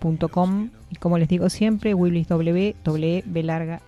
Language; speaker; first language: Spanish; native; Spanish